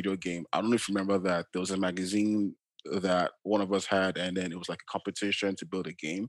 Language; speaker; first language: English; non-native, local second language; Yoruba